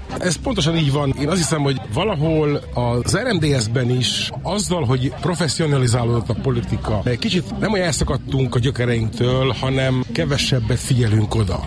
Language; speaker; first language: Hungarian; native; Hungarian